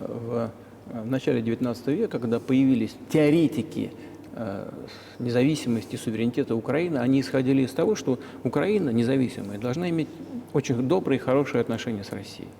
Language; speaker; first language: Russian; native; Russian